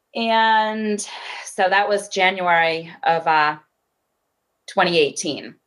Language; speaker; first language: English; native; English